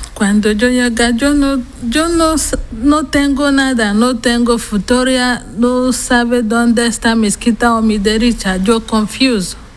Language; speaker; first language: Spanish; non-native, learner; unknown